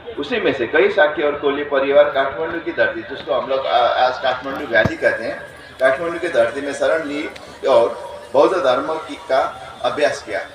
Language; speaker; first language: Hindi; non-native, fluent; Newari